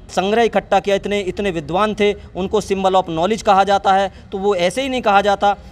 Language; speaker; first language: Hindi; native; Hindi